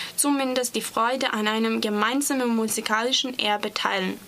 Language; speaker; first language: German; non-native, fluent; Serbian